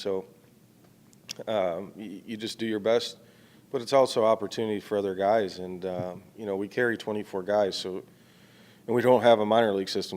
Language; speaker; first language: English; native; English